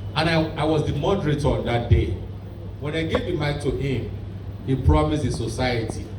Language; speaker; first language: English; non-native, local second language; Yoruba